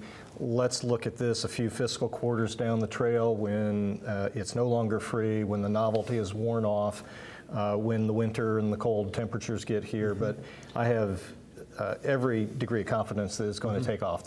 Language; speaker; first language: English; native; English